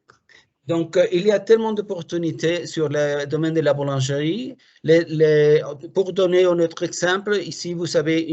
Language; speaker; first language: French; non-native, fluent; Spanish